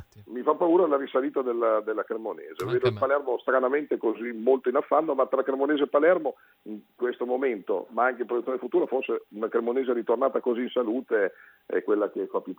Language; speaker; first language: Italian; native; Italian